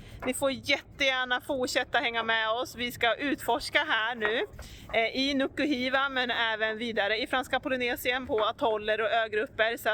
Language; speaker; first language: Swedish; native; Swedish